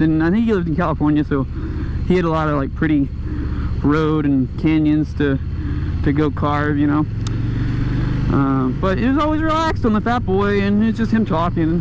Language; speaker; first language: English; native; English